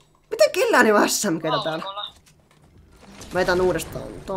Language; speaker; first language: Finnish; native; Finnish